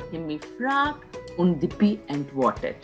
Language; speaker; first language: German; non-native, fluent; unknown